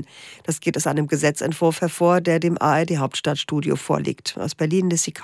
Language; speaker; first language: German; native; German